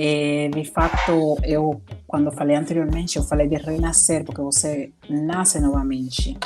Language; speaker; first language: Portuguese; non-native, fluent; Spanish